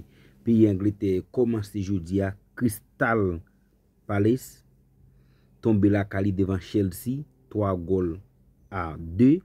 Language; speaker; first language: French; non-native, learner; Haitian Creole